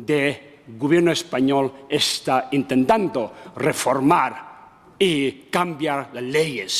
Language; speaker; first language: Spanish; non-native, learner; Tibetan